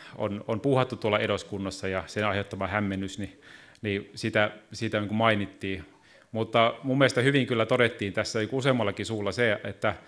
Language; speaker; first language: Finnish; native; Finnish